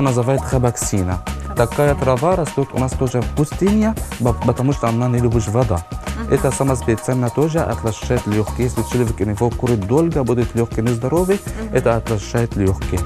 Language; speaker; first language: Russian; non-native, learner; Arabic